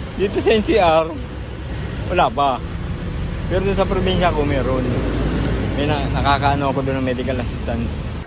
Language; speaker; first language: Filipino; non-native, local second language; Bikol